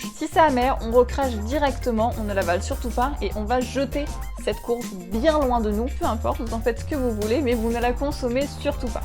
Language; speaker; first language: French; native; French